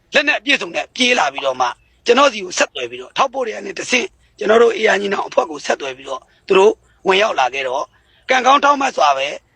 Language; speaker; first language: Burmese; native; Burmese